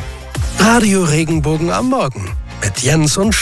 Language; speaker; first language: German; native; German